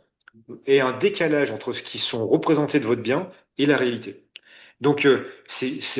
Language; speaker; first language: French; native; French